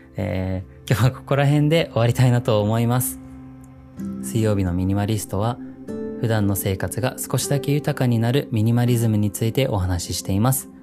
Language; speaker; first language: Japanese; early bilingual, heritage; Japanese